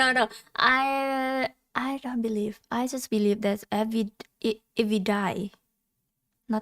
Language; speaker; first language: English; non-native, learner; Thai